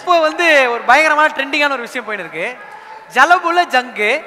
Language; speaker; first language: Tamil; native; Tamil